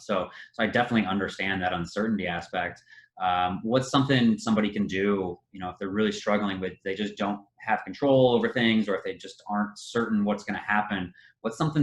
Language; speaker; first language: English; native; English